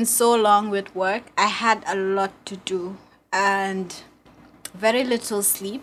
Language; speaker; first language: English; non-native, local second language; Wolof